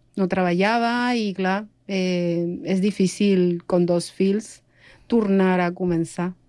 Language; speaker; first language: Catalan; non-native, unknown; Spanish